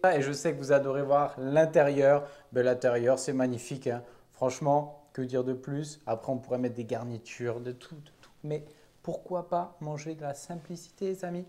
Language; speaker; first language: French; native; French